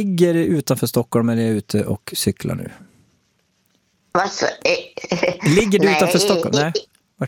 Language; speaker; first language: Swedish; native; Swedish